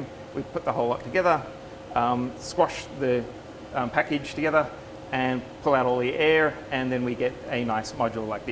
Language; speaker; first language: English; native; English